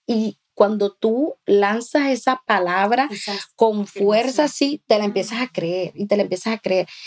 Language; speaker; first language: Spanish; native; Spanish